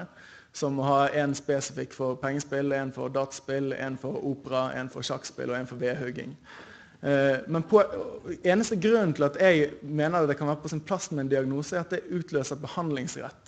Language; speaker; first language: Norwegian; native; Norwegian